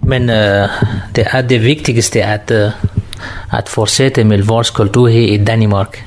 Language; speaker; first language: Danish; non-native, learner; Kurdish